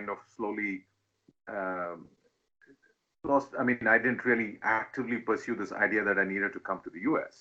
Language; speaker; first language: English; non-native, local second language; Telugu